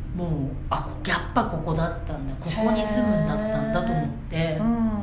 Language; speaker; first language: Japanese; native; Japanese